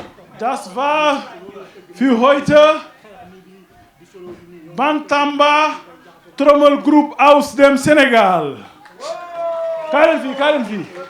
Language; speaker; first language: German; non-native, fluent; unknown